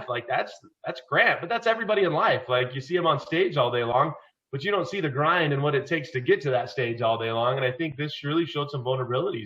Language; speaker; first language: English; native; English